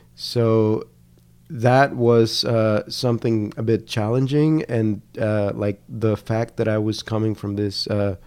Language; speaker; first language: English; non-native, fluent; Spanish